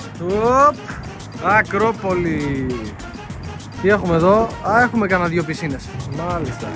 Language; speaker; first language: Greek; native; Greek